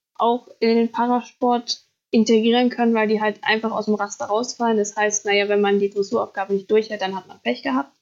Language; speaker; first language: German; native; German